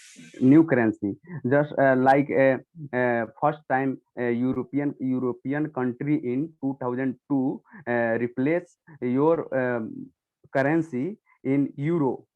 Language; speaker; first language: English; non-native, learner; Hindi